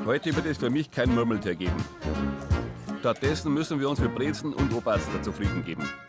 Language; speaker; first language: German; native; German